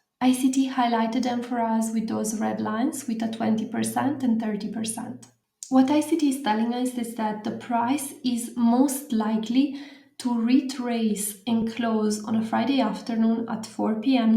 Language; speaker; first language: English; non-native, fluent; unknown